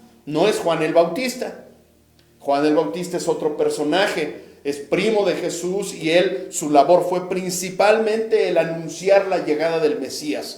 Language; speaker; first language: Spanish; native; Spanish